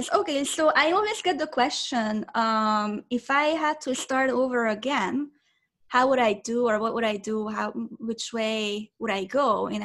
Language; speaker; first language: English; non-native, fluent; Hungarian